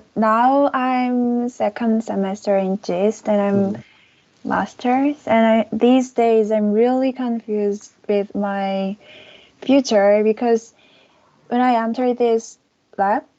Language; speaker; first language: English; non-native, learner; Korean